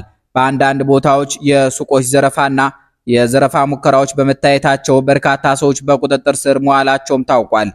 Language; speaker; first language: Amharic; native; Amharic